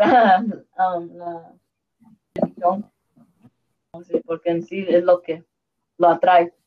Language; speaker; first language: Spanish; early bilingual, heritage; Spanish